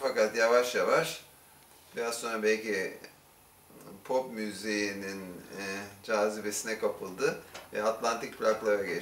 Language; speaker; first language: Turkish; native; Turkish